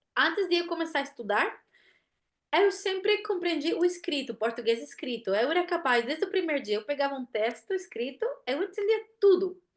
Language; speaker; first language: Portuguese; non-native, fluent; Italian